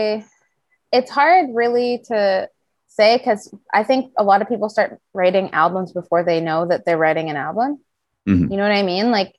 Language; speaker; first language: English; native; English